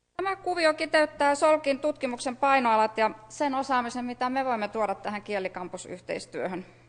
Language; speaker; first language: Finnish; native; Finnish